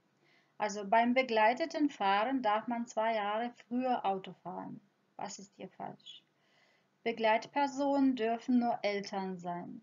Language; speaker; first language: German; non-native, fluent; Croatian